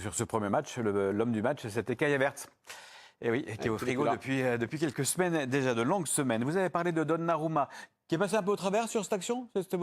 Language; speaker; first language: French; native; French